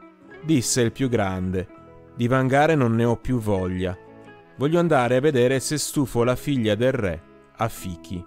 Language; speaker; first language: Italian; native; Italian